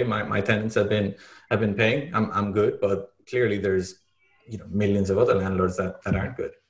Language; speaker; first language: English; native; English